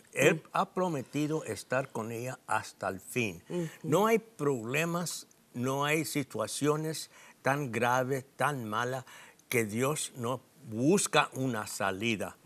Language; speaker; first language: Spanish; non-native, fluent; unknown